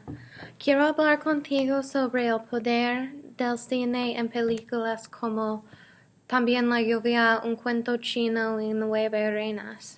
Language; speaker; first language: Spanish; non-native, learner; English